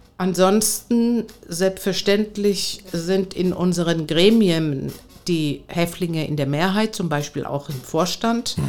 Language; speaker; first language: German; non-native, fluent; Greek